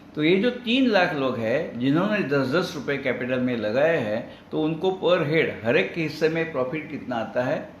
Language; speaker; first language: Hindi; non-native, local second language; Marathi